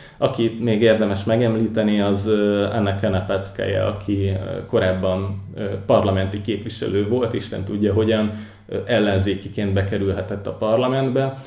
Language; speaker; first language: Hungarian; native; Hungarian